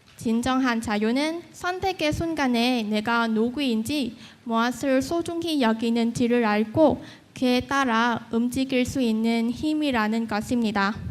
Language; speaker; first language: Korean; non-native, fluent; Vietnamese